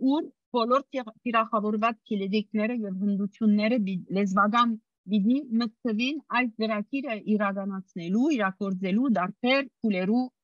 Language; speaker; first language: Armenian; early bilingual, heritage; Armenian